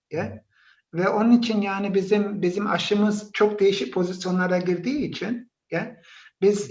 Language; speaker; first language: Turkish; early bilingual, heritage; Turkish